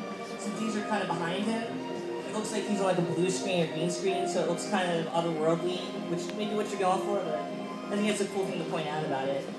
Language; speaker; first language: English; native; English